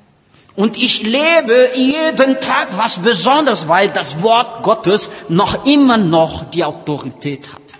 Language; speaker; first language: German; non-native, learner; Portuguese